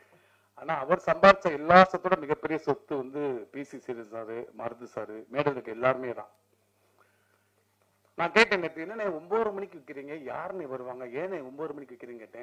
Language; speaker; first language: Tamil; native; Tamil